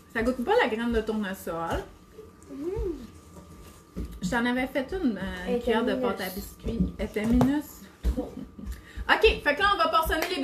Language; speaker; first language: French; native; French